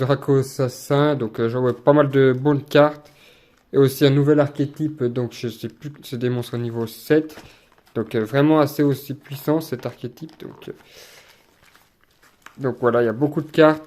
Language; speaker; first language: French; native; French